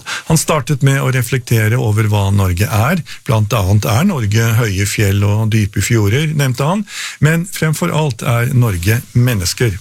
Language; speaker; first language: Norwegian; native; Norwegian